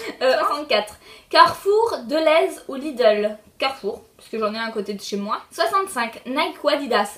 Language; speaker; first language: French; early bilingual, other home language; Polish